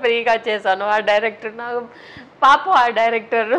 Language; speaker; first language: Telugu; non-native, local second language; Tamil